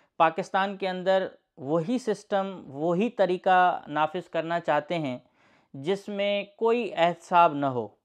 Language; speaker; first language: Urdu; non-native, local second language; Sindhi